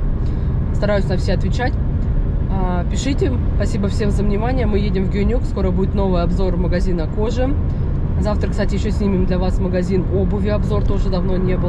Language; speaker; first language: Russian; native; Russian